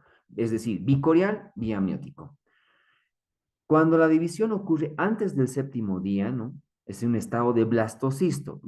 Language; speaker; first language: Spanish; native; Spanish